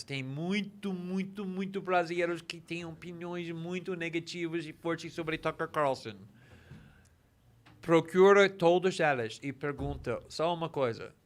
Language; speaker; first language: Portuguese; non-native, fluent; English